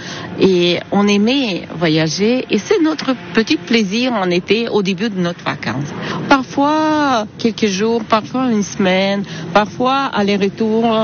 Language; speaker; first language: French; non-native, fluent; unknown